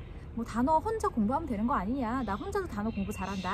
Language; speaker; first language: Korean; native; Korean